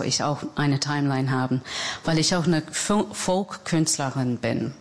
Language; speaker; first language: German; non-native, fluent; English